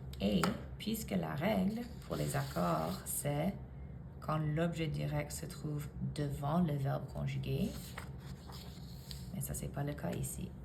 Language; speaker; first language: French; non-native, fluent; English